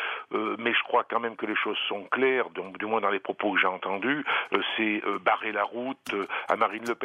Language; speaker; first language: French; native; French